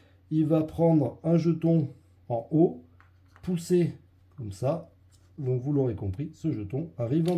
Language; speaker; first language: French; native; French